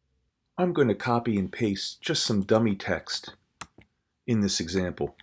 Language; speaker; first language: English; native; English